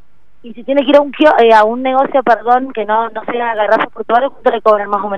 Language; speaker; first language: Spanish; native; Spanish